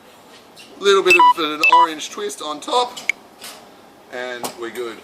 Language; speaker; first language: English; native; English